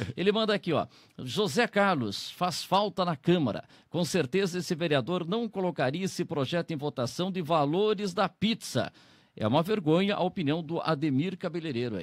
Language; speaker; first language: Portuguese; native; Portuguese